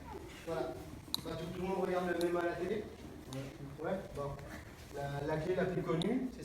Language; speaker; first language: French; native; French